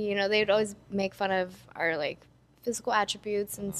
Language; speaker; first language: English; non-native, fluent; Dutch